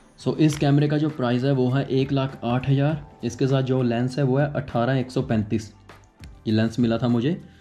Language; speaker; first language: Hindi; native; Hindi